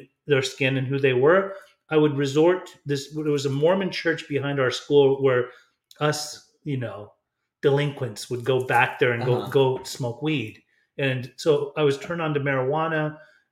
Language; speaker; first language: English; early bilingual, other home language; German